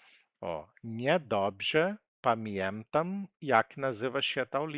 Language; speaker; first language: Polish; non-native, learner; Portuguese